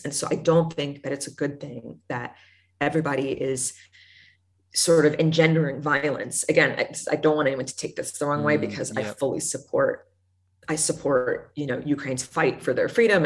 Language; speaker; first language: English; native; English